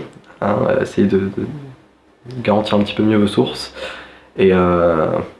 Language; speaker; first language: French; native; French